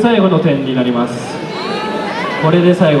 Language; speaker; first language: Japanese; non-native, fluent; French